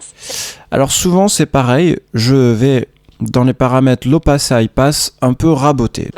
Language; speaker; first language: French; native; French